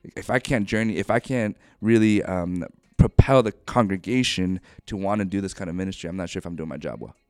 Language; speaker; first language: English; native; English